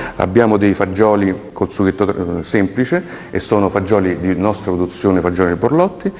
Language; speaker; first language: Italian; native; Italian